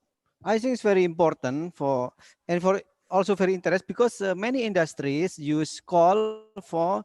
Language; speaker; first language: English; non-native, learner; Indonesian